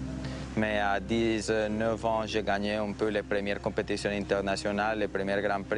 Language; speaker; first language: French; non-native, fluent; Spanish